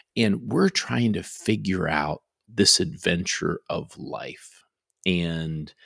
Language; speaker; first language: English; native; English